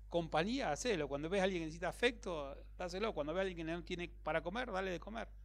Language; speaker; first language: Spanish; native; Spanish